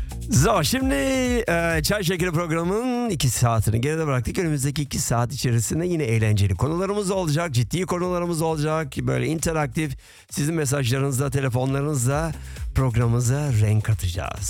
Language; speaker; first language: Turkish; early bilingual, heritage; Turkish